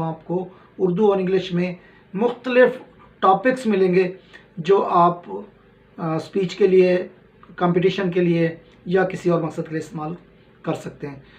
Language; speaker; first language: Urdu; non-native, local second language; Punjabi